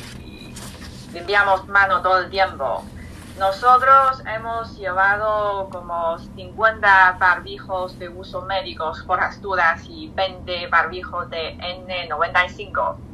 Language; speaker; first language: Spanish; non-native, fluent; Chinese